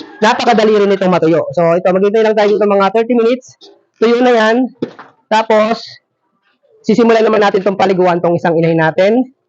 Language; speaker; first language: Filipino; native; Filipino